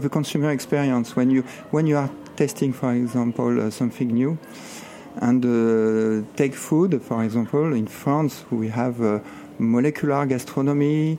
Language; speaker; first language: English; non-native, fluent; French